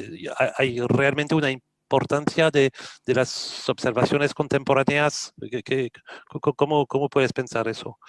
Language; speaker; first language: Spanish; non-native, fluent; French